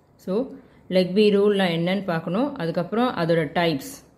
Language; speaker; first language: English; non-native, local second language; Tamil